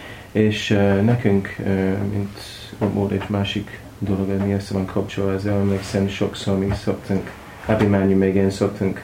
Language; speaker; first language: Hungarian; non-native, learner; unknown